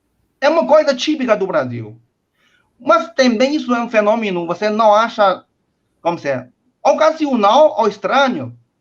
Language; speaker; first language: Portuguese; non-native, fluent; Chinese